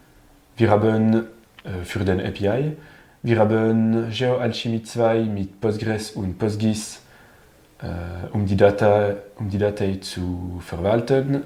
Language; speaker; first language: German; non-native, learner; French